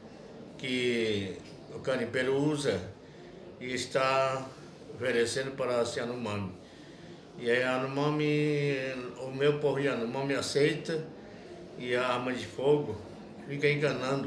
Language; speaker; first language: Portuguese; non-native, local second language; Yanomámi